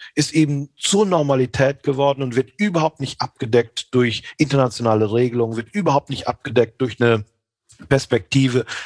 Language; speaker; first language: German; native; German